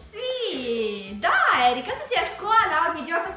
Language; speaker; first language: Italian; native; Italian